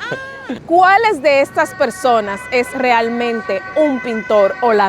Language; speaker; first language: Spanish; native; Spanish